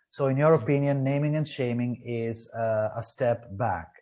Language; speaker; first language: English; non-native, fluent; Italian